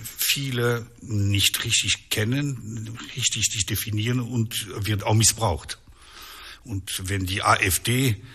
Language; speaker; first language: German; non-native, local second language; French